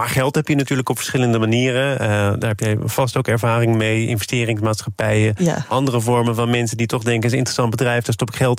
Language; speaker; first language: Dutch; native; Dutch